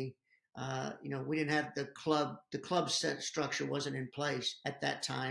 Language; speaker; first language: English; native; English